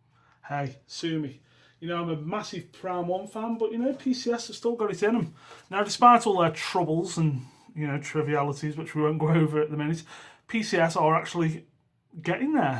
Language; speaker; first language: English; native; English